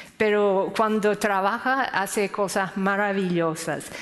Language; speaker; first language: Spanish; non-native, fluent; English